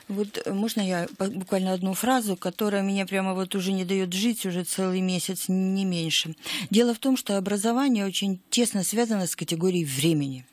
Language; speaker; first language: Russian; native; Russian